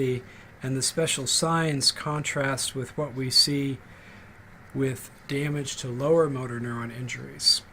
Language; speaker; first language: English; native; English